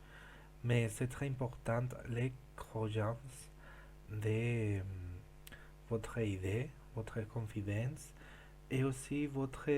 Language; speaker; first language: French; non-native, learner; Spanish